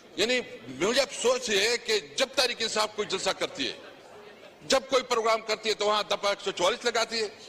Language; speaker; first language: Urdu; non-native, local second language; Pashto